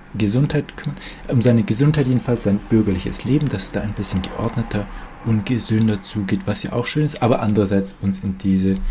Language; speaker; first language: German; native; German